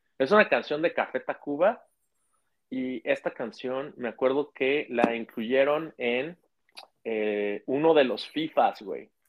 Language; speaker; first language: Spanish; native; Spanish